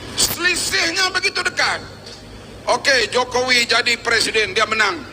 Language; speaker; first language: Malay; native; Malay